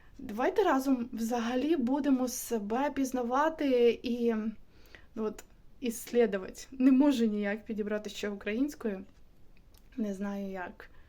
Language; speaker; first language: Ukrainian; non-native, local second language; Russian